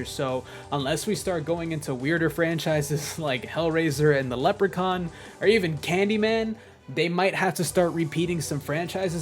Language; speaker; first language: English; native; English